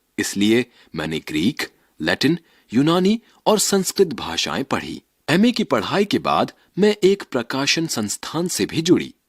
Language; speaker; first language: Hindi; native; Hindi